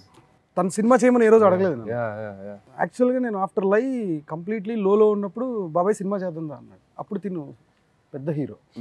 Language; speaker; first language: Telugu; native; Telugu